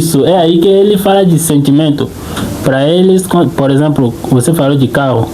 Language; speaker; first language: Portuguese; non-native, fluent; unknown